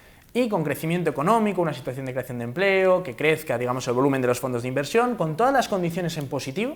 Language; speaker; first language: Spanish; native; Spanish